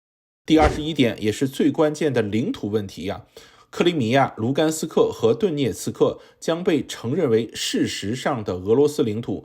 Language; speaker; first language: Chinese; native; Chinese